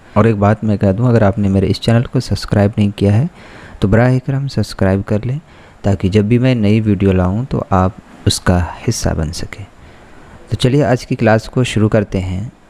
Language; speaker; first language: Hindi; native; Hindi